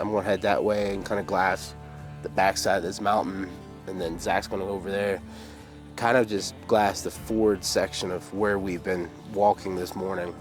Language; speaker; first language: English; native; English